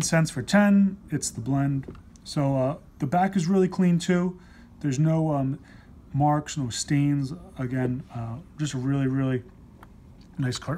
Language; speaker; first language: English; native; English